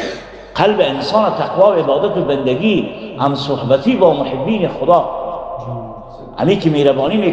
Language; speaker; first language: Persian; native; Persian